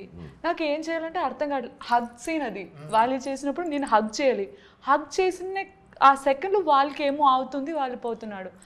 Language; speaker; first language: Telugu; non-native, learner; Malayalam